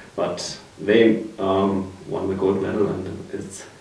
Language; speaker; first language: English; non-native, fluent; German